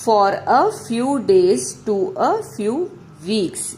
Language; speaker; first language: English; non-native, local second language; Kannada